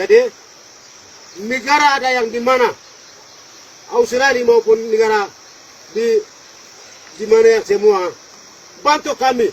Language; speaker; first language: Indonesian; non-native, local second language; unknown